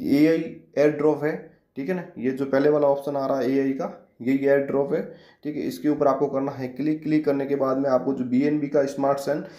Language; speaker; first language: Hindi; native; Hindi